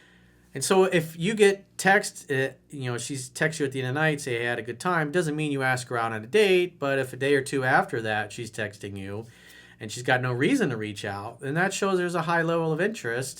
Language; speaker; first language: English; native; English